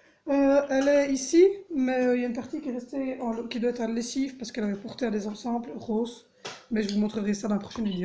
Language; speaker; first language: French; native; French